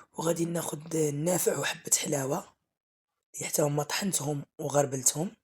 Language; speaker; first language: Arabic; native; Arabic